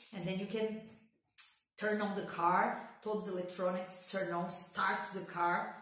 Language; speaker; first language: English; non-native, fluent; Portuguese